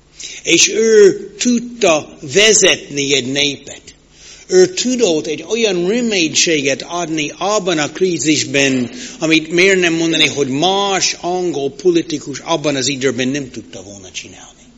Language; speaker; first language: Hungarian; non-native, fluent; English